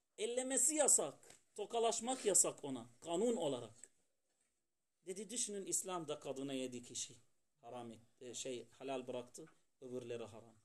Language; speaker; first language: Turkish; non-native, fluent; Arabic